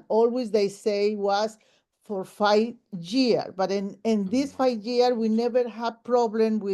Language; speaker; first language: English; non-native, local second language; Spanish